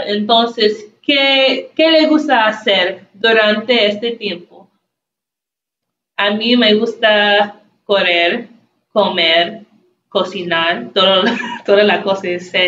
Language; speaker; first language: Spanish; non-native, learner; English